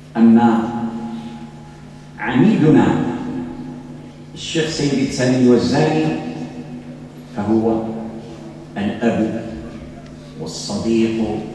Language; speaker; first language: Arabic; native; Arabic